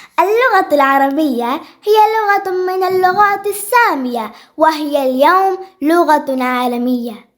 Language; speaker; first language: Arabic; non-native, learner; Malayalam